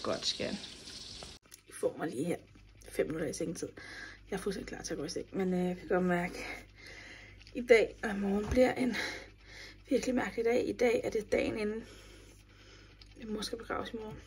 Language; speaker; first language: Danish; native; Danish